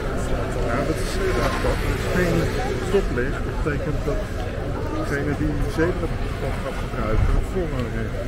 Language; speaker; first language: Dutch; native; Dutch